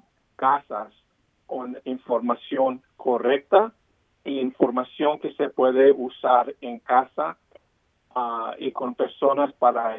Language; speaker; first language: Spanish; early bilingual, heritage; Spanish